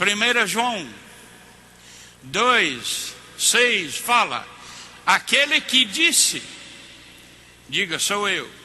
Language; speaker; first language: Portuguese; non-native, fluent; English